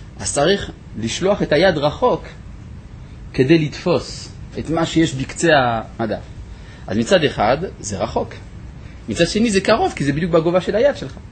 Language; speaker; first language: Hebrew; non-native, fluent; French